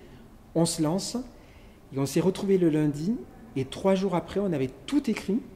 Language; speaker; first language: French; native; French